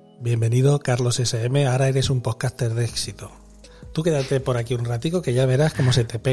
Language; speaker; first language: Spanish; native; Spanish